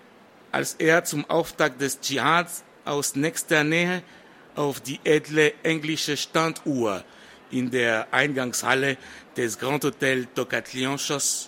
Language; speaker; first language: German; non-native, fluent; French